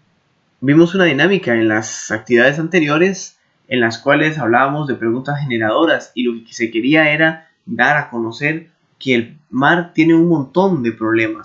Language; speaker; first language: Spanish; native; Spanish